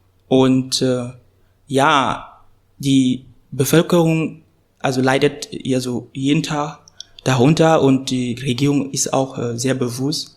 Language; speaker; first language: German; non-native, fluent; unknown